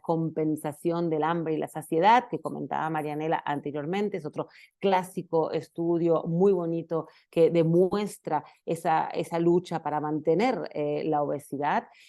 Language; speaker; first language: Spanish; native; Spanish